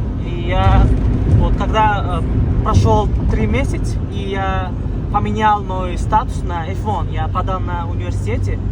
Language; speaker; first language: Russian; non-native, learner; Uzbek